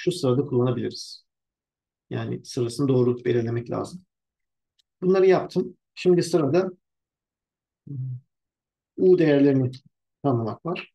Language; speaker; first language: Turkish; native; Turkish